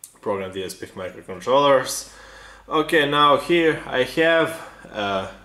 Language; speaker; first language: English; non-native, fluent; Serbian